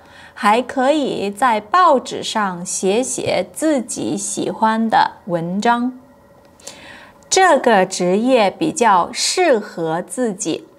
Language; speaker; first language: Chinese; non-native, fluent; Portuguese